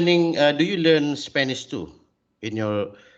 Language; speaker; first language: English; non-native, learner; Indonesian